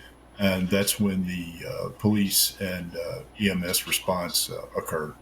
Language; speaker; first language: English; native; English